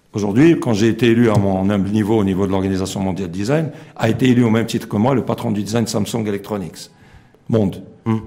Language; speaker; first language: French; non-native, local second language; Arabic